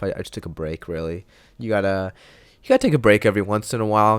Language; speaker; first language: English; native; English